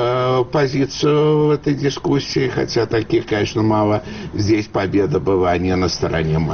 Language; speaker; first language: Russian; native; Russian